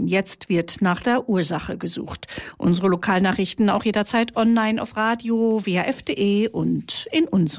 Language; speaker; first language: German; native; German